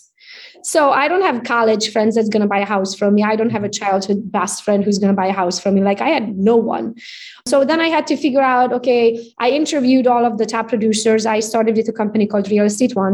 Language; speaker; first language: English; non-native, fluent; Hungarian